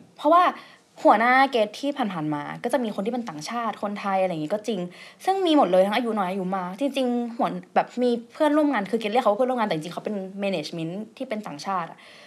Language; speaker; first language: Thai; native; Thai